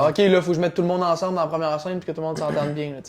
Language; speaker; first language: French; native; French